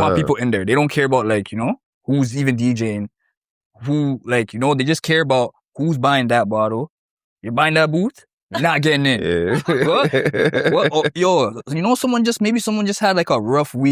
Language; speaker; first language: English; native; English